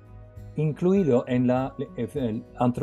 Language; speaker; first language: Spanish; non-native, fluent; Norwegian